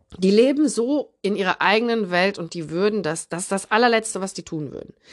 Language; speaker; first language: German; early bilingual, other home language; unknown